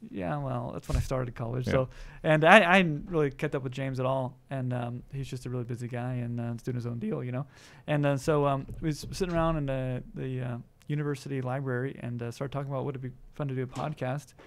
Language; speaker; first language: English; native; English